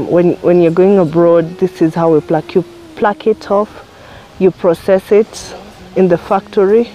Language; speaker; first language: English; non-native, local second language; Kikuyu